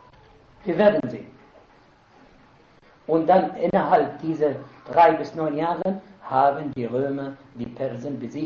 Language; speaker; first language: German; non-native, fluent; Arabic